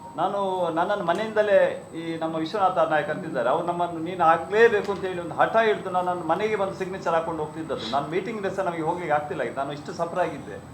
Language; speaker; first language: Kannada; native; Kannada